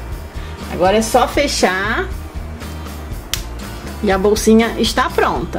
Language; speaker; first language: Portuguese; native; Portuguese